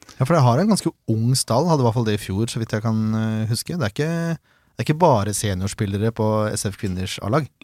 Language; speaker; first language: Norwegian; native; Norwegian